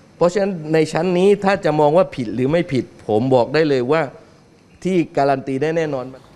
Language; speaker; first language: Thai; native; Thai